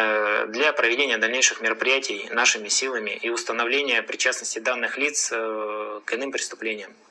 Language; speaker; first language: Russian; native; Russian